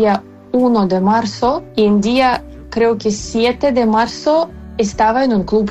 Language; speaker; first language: Spanish; non-native, fluent; Ukrainian